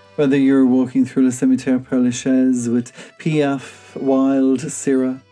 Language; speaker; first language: English; native; English